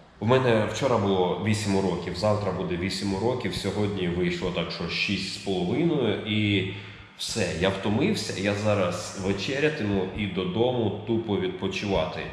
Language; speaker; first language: Ukrainian; native; Ukrainian